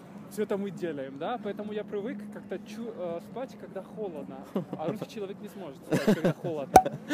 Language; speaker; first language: Russian; non-native, fluent; Spanish